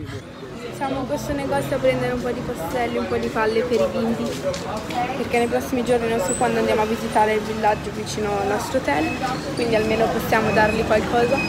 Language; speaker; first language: Italian; native; Italian